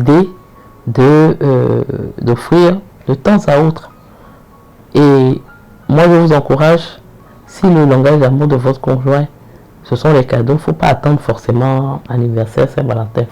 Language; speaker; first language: French; native; French